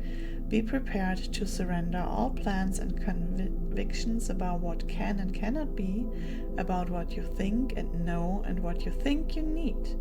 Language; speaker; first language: English; non-native, fluent; German